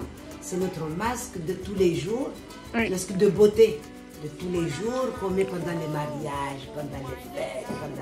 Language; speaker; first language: French; non-native, local second language; Comorian